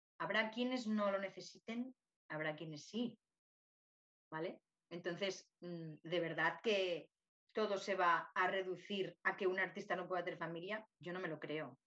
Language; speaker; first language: Spanish; native; Spanish